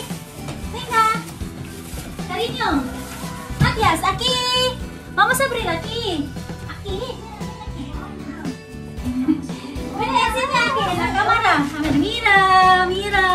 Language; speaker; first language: Spanish; non-native, learner; Cebuano